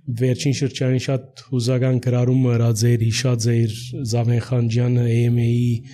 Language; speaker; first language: Armenian; early bilingual, heritage; Armenian